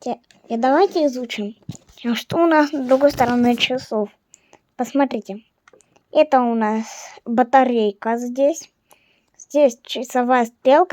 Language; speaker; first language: Russian; non-native, fluent; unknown